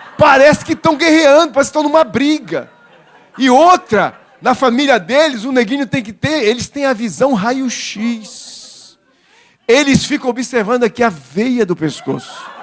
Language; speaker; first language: Portuguese; native; Portuguese